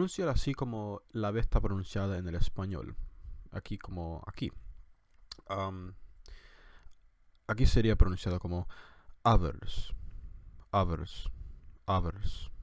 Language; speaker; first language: Spanish; non-native, fluent; English